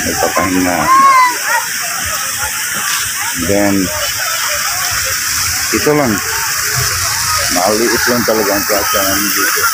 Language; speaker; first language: Filipino; non-native, local second language; Cebuano